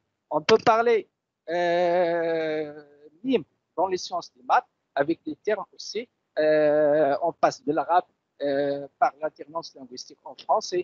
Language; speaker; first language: French; non-native, local second language; Arabic